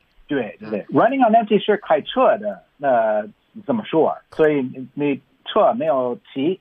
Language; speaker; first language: Chinese; non-native, fluent; English